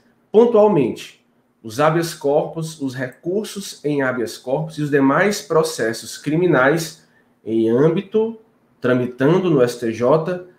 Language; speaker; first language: Portuguese; native; Portuguese